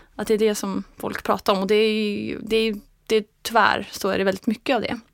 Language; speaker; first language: Swedish; non-native, fluent; Icelandic